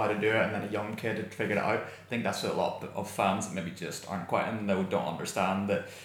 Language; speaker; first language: English; native; English